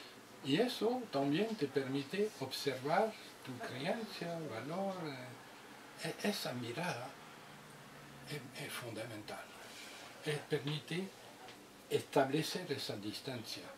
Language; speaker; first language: Spanish; non-native, fluent; French